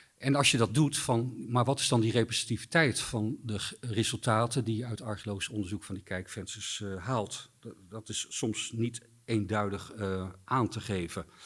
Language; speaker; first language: Dutch; native; Dutch